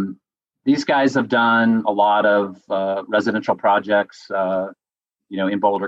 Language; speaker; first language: English; native; English